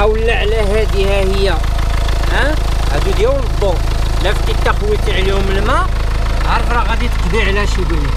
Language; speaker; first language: Arabic; native; Arabic